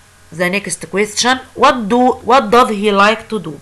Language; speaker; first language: English; non-native, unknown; Arabic